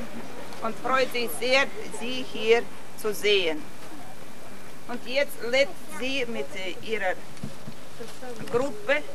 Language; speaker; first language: German; non-native, fluent; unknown